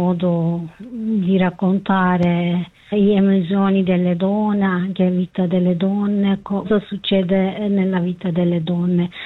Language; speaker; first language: Italian; non-native, learner; Kurdish